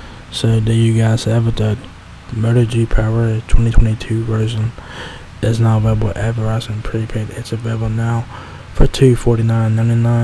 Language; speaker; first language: English; native; English